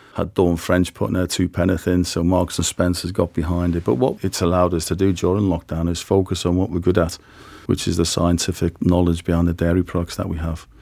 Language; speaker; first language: English; native; English